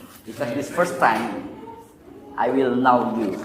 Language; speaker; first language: English; non-native, learner; Indonesian